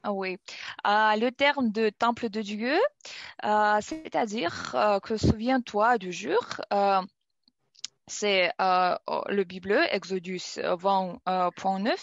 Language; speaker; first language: French; non-native, learner; Russian